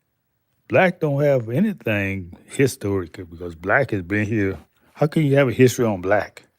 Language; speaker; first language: English; native; English